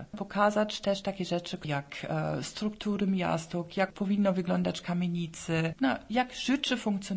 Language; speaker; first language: Polish; non-native, fluent; German